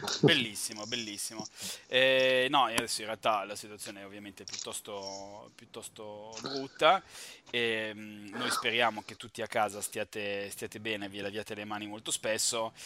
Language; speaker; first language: Italian; native; Italian